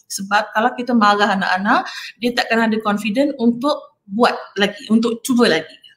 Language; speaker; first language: Malay; non-native, local second language; Tamil